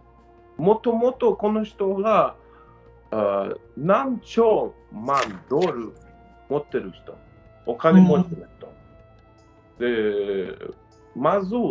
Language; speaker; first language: Japanese; non-native, learner; Ukrainian